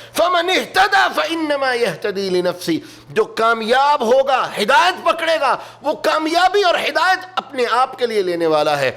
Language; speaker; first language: Urdu; native; Urdu